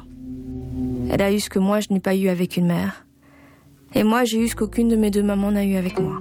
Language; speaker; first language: French; native; French